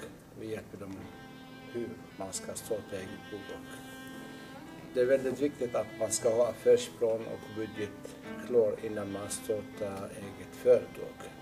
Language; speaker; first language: Swedish; non-native, fluent; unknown